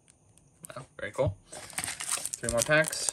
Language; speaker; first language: English; native; English